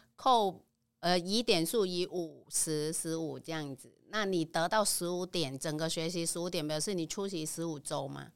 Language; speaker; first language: Chinese; non-native, fluent; Vietnamese